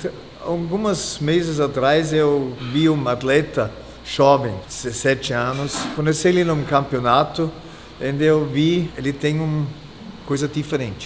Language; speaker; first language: Portuguese; non-native, fluent; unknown